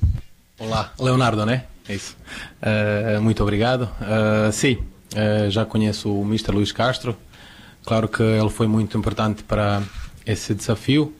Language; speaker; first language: Portuguese; non-native, fluent; Croatian